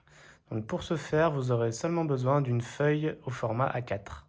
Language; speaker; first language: French; native; French